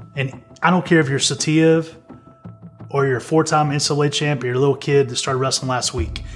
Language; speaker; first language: English; native; English